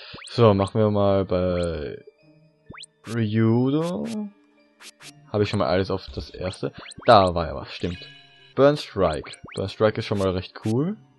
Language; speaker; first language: German; native; German